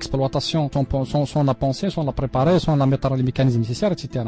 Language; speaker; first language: French; non-native, local second language; Arabic